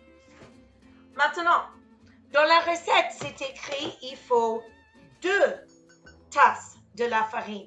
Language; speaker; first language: French; non-native, fluent; English